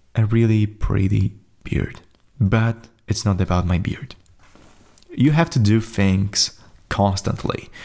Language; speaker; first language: English; non-native, fluent; Polish